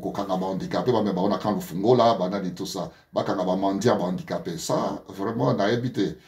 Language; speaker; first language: French; non-native, local second language; Lingala